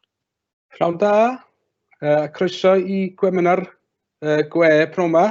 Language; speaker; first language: Welsh; native; Welsh